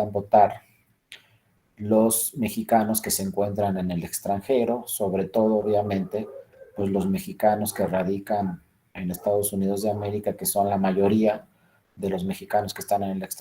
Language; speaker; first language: Spanish; native; Spanish